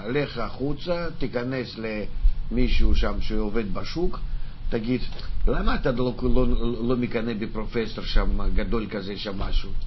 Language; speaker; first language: Hebrew; non-native, fluent; Russian